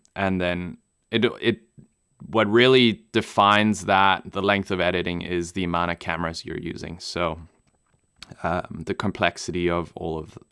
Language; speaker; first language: English; non-native, local second language; German